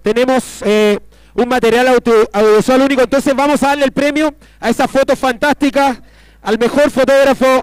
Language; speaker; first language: Spanish; native; Spanish